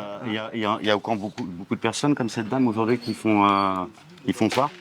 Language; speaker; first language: French; native; French